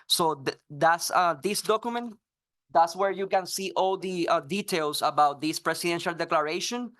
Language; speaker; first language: English; non-native, fluent; Spanish